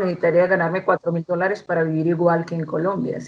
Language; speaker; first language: Spanish; native; Spanish